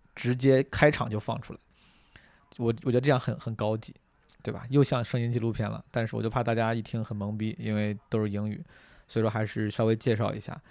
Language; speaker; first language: Chinese; native; Chinese